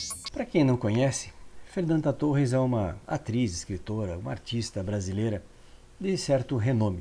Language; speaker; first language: Portuguese; native; Portuguese